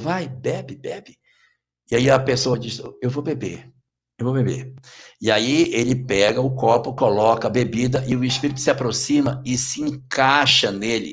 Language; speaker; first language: Portuguese; native; Portuguese